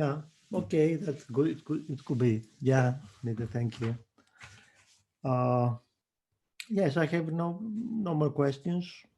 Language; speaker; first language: English; non-native, fluent; Greek